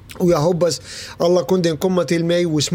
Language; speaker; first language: Swedish; non-native, learner; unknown